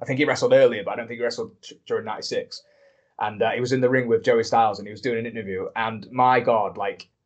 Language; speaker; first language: English; native; English